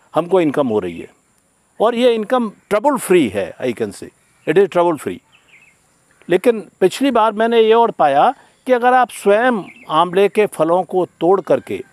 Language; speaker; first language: Hindi; native; Hindi